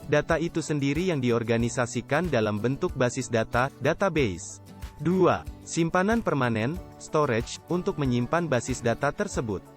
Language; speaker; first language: Indonesian; native; Indonesian